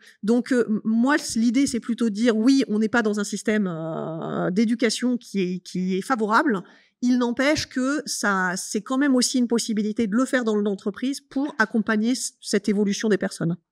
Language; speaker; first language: French; native; French